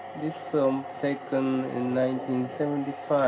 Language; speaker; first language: English; non-native, learner; Japanese